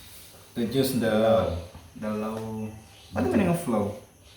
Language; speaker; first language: English; non-native, learner; Indonesian